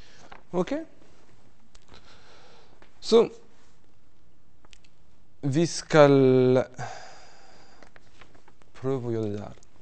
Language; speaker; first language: Norwegian; non-native, fluent; French